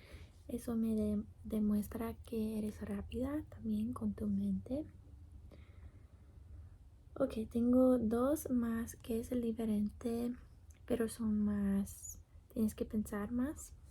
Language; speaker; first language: Spanish; non-native, learner; English